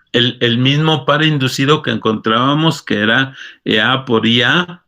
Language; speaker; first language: Spanish; native; Spanish